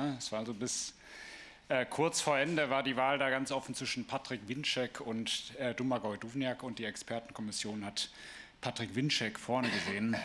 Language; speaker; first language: German; native; German